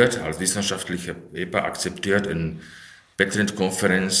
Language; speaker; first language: German; non-native, fluent; Slovak